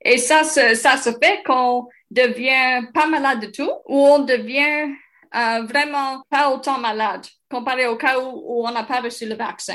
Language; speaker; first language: French; non-native, local second language; English